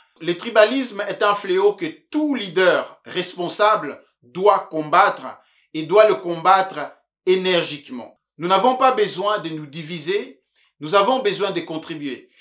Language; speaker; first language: French; non-native, local second language; Luba-Lulua